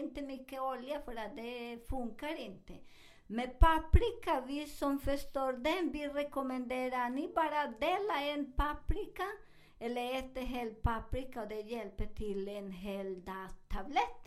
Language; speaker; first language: Swedish; non-native, fluent; Spanish